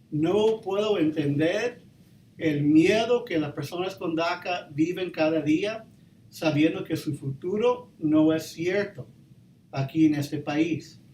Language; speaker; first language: Spanish; early bilingual, heritage; Spanish